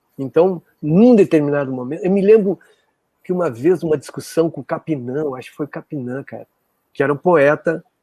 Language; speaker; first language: Portuguese; native; Portuguese